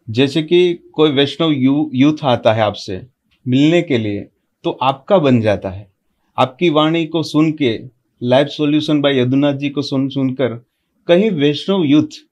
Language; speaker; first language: Hindi; non-native, local second language; Gujarati